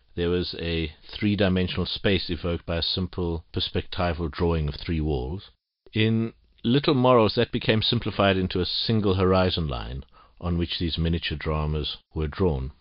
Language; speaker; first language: English; native; English